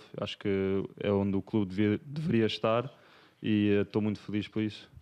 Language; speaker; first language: Portuguese; early bilingual, other home language; English